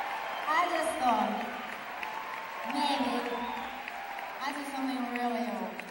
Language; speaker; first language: English; native; English